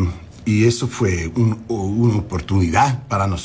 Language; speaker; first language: Spanish; non-native, learner; English